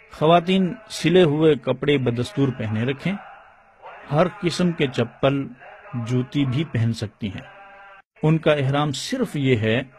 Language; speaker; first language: Urdu; native; Urdu